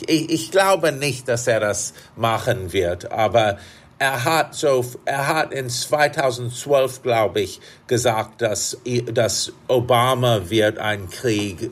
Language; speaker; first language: German; non-native, fluent; English